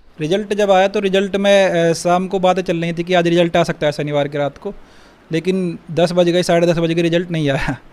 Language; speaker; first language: Hindi; native; Hindi